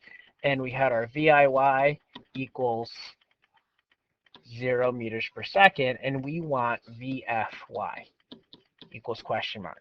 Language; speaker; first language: English; native; English